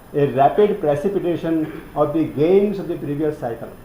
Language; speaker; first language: English; non-native, local second language; Gujarati